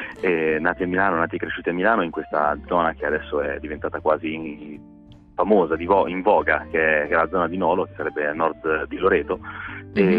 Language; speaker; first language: Italian; native; Italian